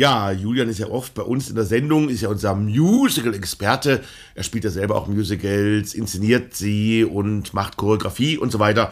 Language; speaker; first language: German; native; German